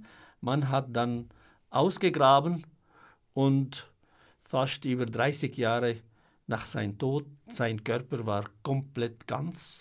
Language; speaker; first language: German; non-native, fluent; Arabic